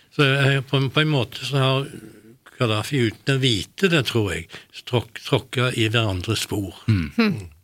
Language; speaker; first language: Norwegian; native; Norwegian